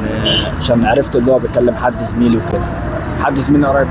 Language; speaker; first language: Arabic; native; Arabic